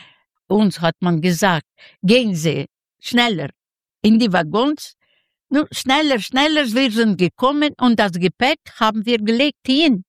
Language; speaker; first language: German; non-native, learner; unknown